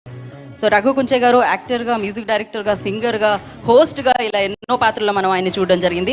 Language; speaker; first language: Telugu; native; Telugu